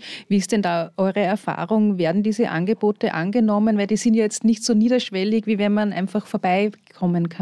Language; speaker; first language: German; native; German